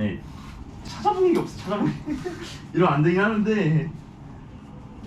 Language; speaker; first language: Korean; native; Korean